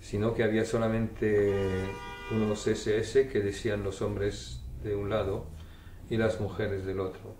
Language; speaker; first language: Spanish; early bilingual, heritage; German